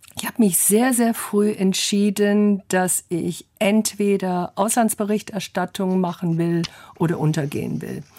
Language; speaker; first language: German; early bilingual, other home language; English